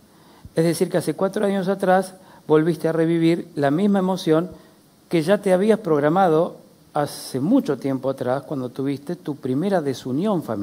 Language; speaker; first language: Spanish; native; Spanish